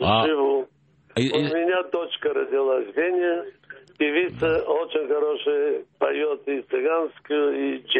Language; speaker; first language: Russian; early bilingual, heritage; Russian